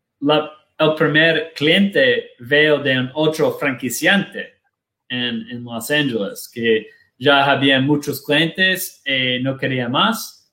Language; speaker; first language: Spanish; non-native, learner; Portuguese